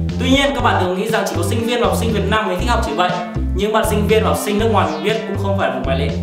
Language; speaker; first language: Vietnamese; native; Vietnamese